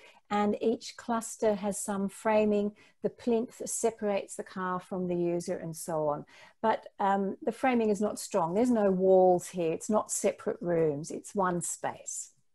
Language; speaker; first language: English; native; English